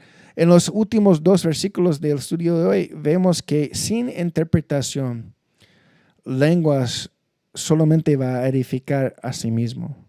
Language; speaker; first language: Spanish; non-native, fluent; English